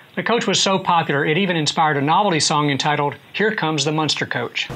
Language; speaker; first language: English; native; English